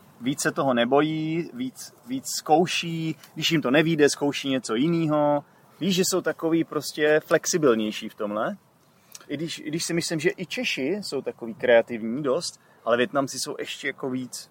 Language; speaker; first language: Czech; native; Czech